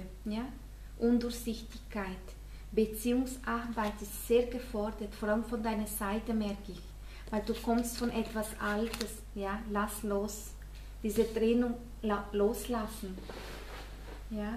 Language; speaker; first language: German; non-native, fluent; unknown